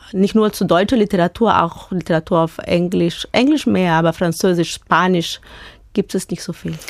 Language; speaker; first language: German; non-native, fluent; Portuguese